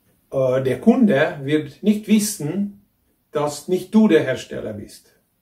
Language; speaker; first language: German; non-native, fluent; Hungarian